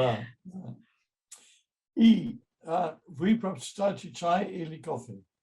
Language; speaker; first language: Russian; non-native, fluent; English